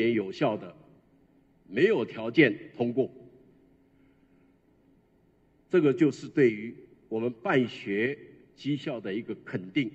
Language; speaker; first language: Chinese; native; Chinese